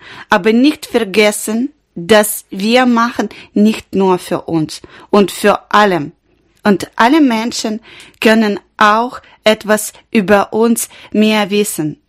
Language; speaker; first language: German; non-native, learner; Ukrainian